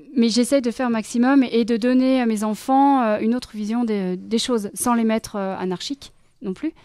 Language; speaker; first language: French; native; French